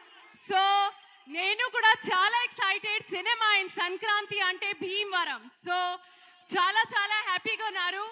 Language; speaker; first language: Telugu; non-native, learner; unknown